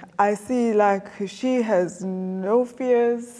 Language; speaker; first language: English; non-native, local second language; Zulu